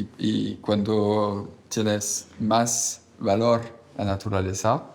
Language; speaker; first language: Spanish; non-native, learner; French